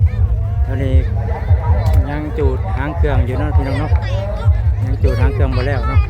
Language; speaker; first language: Thai; non-native, local second language; Lao